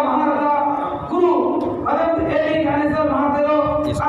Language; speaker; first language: Hindi; native; Hindi